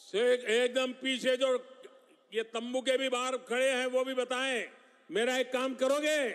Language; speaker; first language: Hindi; non-native, local second language; Gujarati